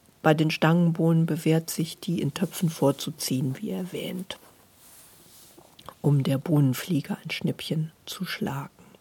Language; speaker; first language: German; native; German